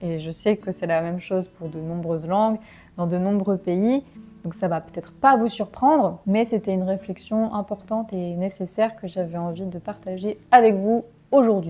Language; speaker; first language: French; native; French